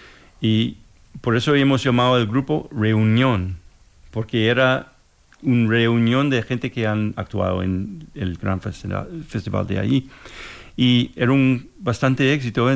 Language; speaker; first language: Spanish; non-native, fluent; English